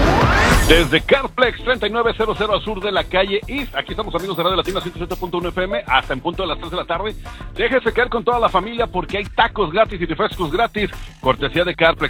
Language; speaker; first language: Spanish; native; Spanish